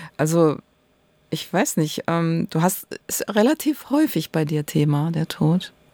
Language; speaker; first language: German; native; German